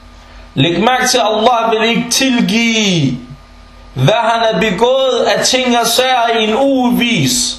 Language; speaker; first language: Danish; non-native, fluent; Arabic